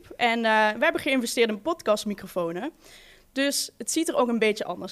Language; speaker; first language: Dutch; native; Dutch